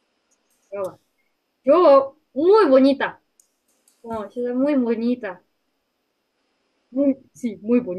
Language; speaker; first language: Spanish; non-native, learner; Japanese